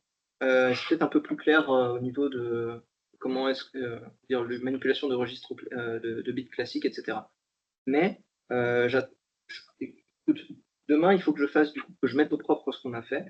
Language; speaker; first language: French; native; French